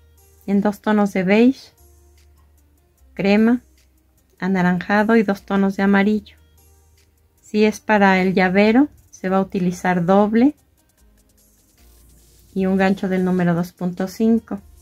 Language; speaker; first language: Spanish; native; Spanish